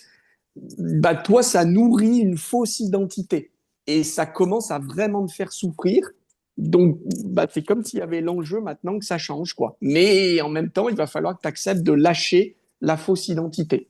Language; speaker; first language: French; native; French